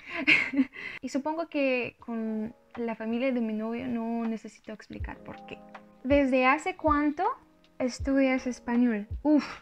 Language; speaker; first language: Spanish; non-native, learner; Russian